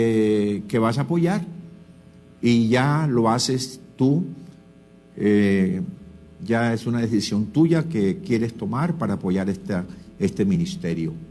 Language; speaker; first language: Spanish; native; Spanish